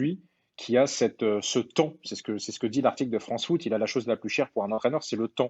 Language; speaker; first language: French; native; French